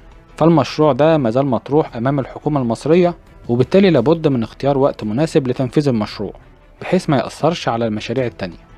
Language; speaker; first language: Arabic; native; Arabic